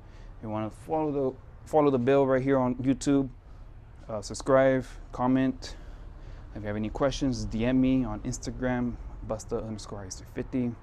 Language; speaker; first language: English; native; English